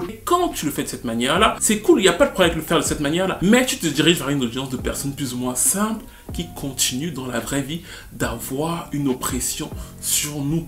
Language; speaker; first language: French; native; French